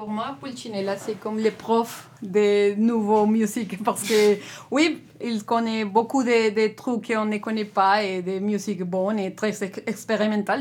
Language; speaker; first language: French; non-native, learner; Spanish